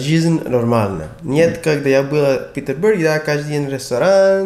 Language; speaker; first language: Russian; non-native, learner; English